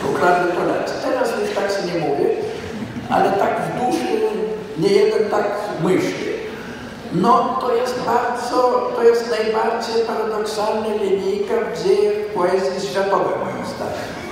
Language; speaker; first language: Polish; non-native, fluent; Lithuanian